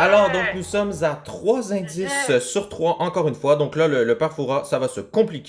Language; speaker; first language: French; native; French